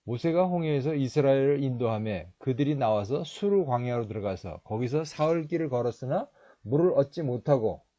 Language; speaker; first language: Korean; native; Korean